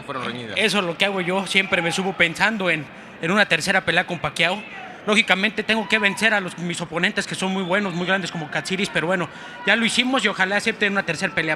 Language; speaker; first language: Spanish; native; Spanish